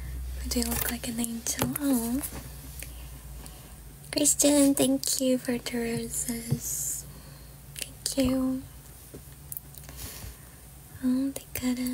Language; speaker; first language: English; non-native, fluent; Georgian